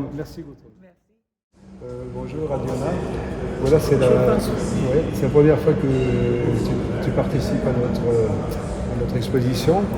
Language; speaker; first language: French; native; French